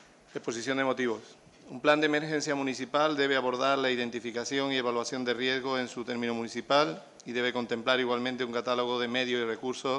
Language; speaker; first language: Spanish; native; Spanish